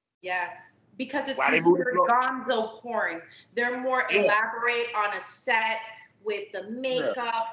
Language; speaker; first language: English; native; English